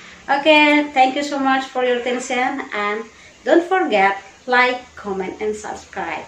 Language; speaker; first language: English; non-native, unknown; Indonesian